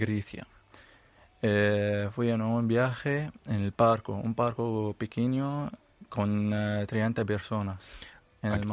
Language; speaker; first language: Spanish; non-native, learner; Arabic